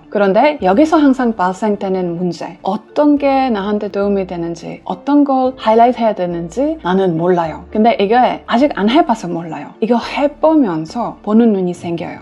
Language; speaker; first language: Korean; non-native, fluent; English